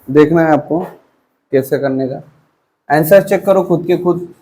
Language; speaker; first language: Hindi; non-native, local second language; Marathi